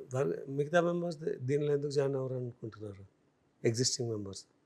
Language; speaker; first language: Telugu; native; Telugu